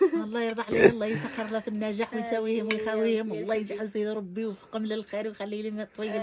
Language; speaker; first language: Arabic; native; Arabic